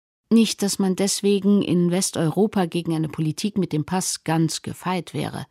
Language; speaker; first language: German; native; German